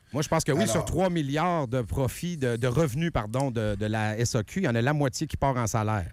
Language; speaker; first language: French; native; French